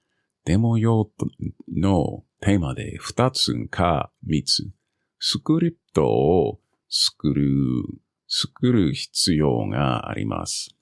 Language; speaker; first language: Japanese; non-native, learner; English